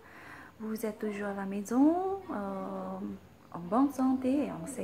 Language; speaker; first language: French; non-native, fluent; Indonesian